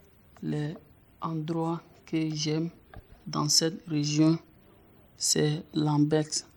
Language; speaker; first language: French; non-native, learner; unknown